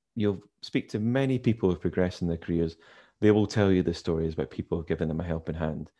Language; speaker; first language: English; native; English